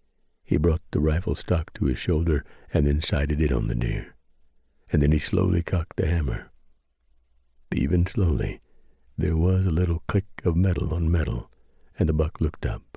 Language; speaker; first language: English; native; English